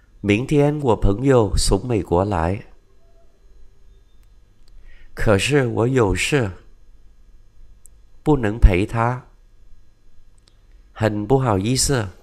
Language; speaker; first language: Chinese; non-native, fluent; Vietnamese